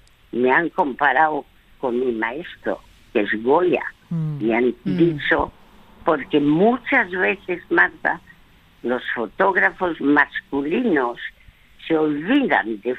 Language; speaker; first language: Spanish; early bilingual, other home language; French